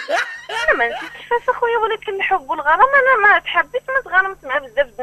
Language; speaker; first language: Arabic; native; Arabic